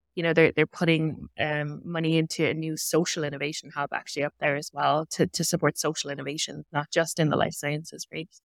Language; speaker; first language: English; native; English